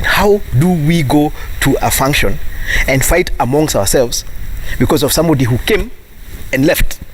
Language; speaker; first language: English; non-native, local second language; Kikuyu